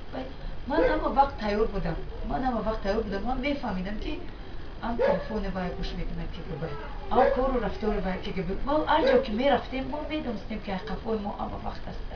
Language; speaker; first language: Tajik; non-native, local second language; Shughni